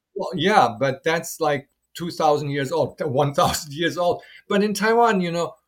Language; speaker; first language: English; non-native, fluent; German